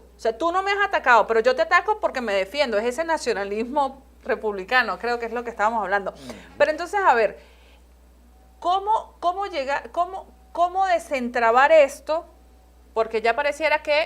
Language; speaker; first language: Spanish; native; Spanish